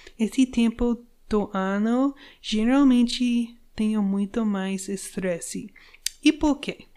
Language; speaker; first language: Portuguese; non-native, learner; English